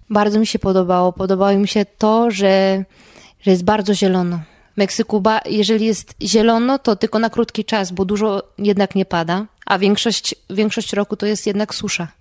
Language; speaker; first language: Polish; native; Polish